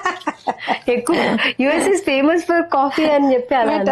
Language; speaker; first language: Telugu; native; Telugu